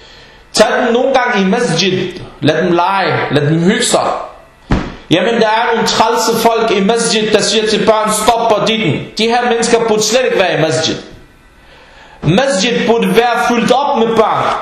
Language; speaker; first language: Danish; non-native, fluent; Arabic